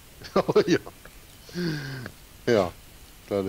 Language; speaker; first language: Dutch; non-native, fluent; German